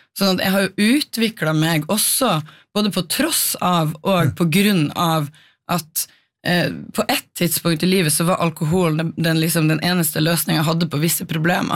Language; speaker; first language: Norwegian; native; Norwegian